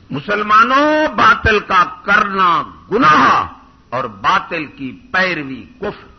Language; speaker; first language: Urdu; non-native, local second language; Punjabi